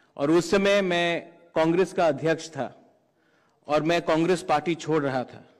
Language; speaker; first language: Hindi; non-native, local second language; Kok Borok